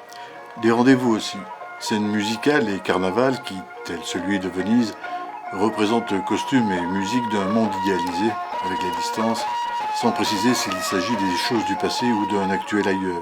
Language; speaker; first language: French; native; French